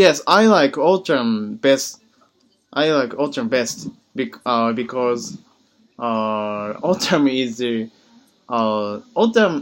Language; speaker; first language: English; non-native, learner; Japanese